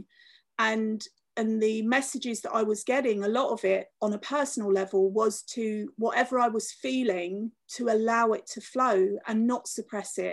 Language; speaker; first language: English; native; English